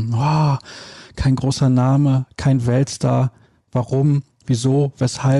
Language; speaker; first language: German; native; German